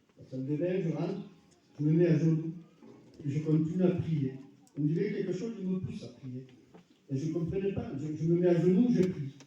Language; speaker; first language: French; early bilingual, other home language; Arabic